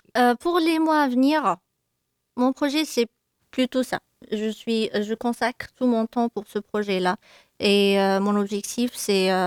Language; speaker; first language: French; non-native, local second language; Arabic